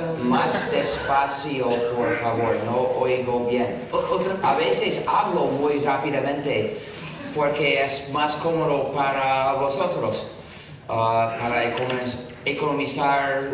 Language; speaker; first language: Spanish; non-native, fluent; English